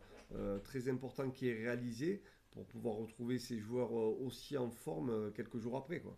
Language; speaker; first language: French; native; French